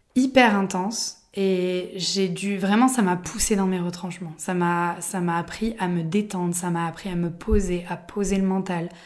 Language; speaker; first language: French; native; French